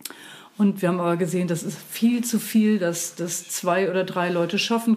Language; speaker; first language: German; native; German